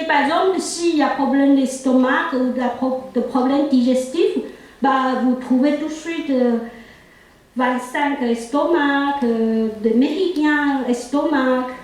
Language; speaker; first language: French; non-native, local second language; Chinese